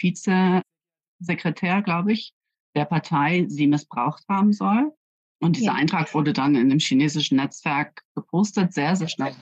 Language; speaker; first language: German; native; German